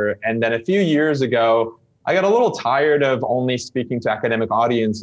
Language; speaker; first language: English; non-native, fluent; Turkish